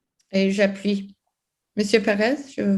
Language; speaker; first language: French; non-native, local second language; English